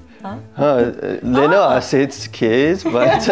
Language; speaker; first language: Armenian; non-native, learner; English